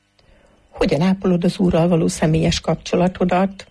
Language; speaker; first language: Hungarian; native; Hungarian